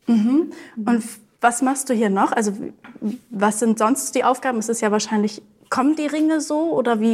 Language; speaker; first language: German; native; German